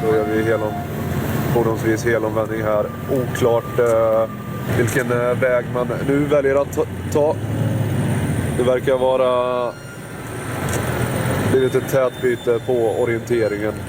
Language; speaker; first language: Swedish; native; Swedish